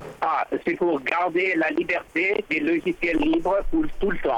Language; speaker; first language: French; non-native, learner; English